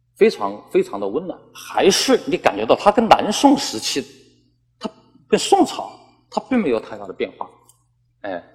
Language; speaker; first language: Chinese; native; Chinese